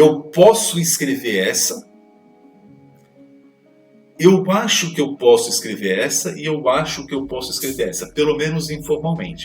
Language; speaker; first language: Portuguese; native; Portuguese